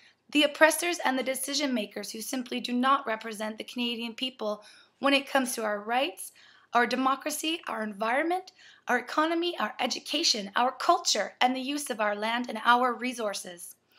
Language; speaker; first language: English; native; English